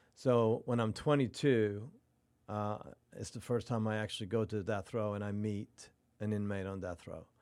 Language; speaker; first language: English; non-native, fluent; Norwegian